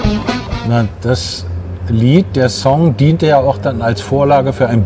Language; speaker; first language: German; native; German